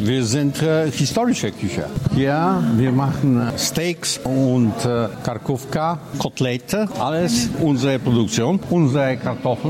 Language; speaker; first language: German; non-native, learner; Polish